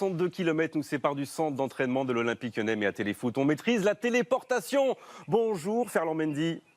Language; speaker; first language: French; native; French